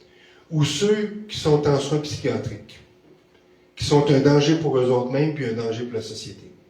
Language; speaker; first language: French; native; French